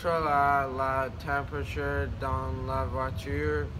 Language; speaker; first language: French; non-native, learner; English